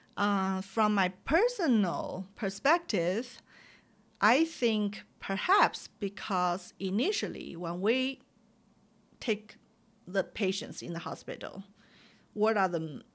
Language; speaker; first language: English; non-native, fluent; Chinese